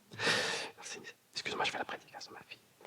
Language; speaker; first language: French; native; French